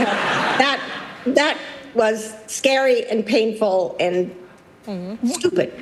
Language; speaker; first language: English; native; English